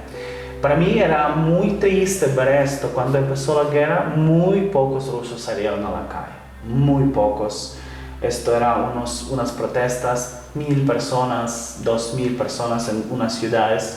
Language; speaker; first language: Spanish; non-native, fluent; Ukrainian